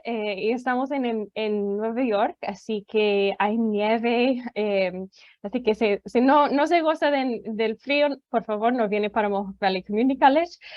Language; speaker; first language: Spanish; non-native, fluent; English